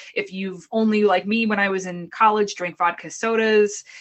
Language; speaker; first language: English; native; English